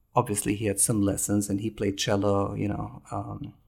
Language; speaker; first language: English; non-native, fluent; Albanian